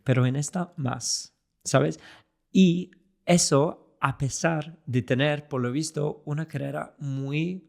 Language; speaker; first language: Spanish; non-native, fluent; English